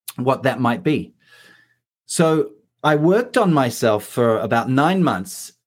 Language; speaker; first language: English; native; English